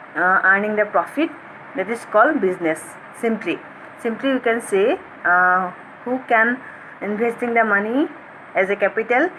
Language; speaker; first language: English; non-native, local second language; Assamese